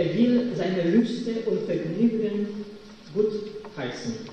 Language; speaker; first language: German; non-native, fluent; Polish